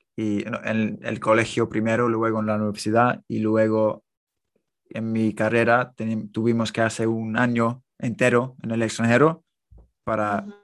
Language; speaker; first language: Spanish; non-native, fluent; English